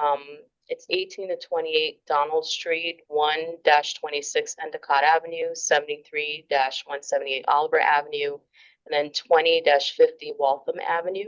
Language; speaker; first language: English; native; English